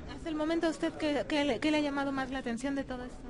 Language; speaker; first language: Spanish; native; Spanish